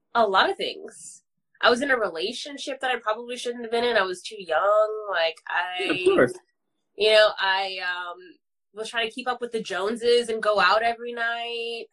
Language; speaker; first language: English; native; English